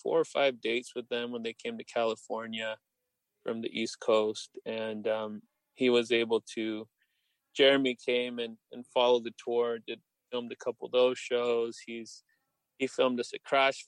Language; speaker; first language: English; native; English